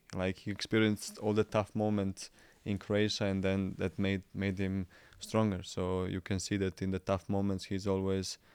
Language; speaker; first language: English; non-native, fluent; Croatian